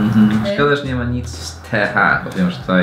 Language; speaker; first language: Polish; non-native, fluent; English